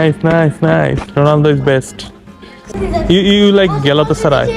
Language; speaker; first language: English; non-native, learner; Bangla